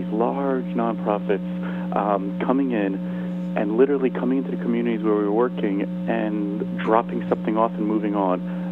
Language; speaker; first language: English; native; English